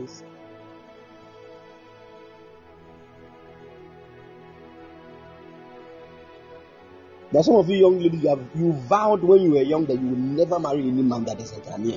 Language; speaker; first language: English; non-native, local second language; Akan